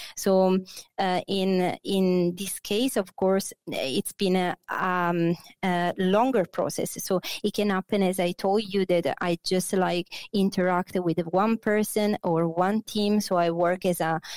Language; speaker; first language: English; non-native, fluent; Italian